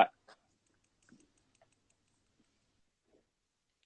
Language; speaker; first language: English; native; English